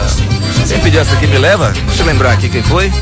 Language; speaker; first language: Portuguese; native; Portuguese